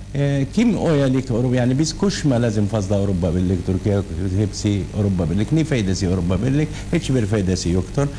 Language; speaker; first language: Turkish; non-native, learner; Arabic